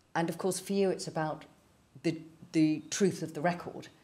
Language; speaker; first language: English; native; English